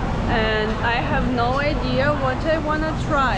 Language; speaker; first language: English; non-native, fluent; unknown